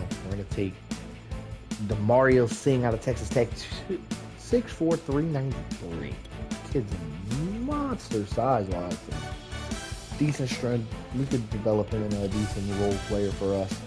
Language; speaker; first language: English; native; English